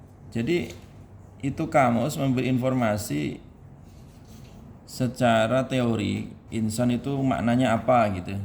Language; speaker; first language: Indonesian; native; Indonesian